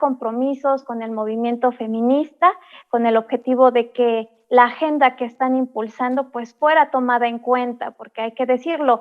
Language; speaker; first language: Spanish; native; Spanish